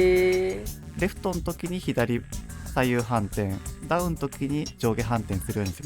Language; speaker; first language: Japanese; native; Japanese